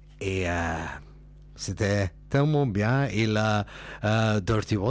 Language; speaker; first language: French; non-native, local second language; Dutch